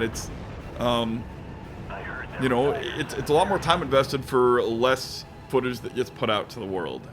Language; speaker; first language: English; native; English